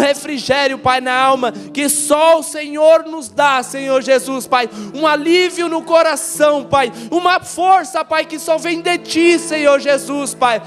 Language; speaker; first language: Portuguese; native; Portuguese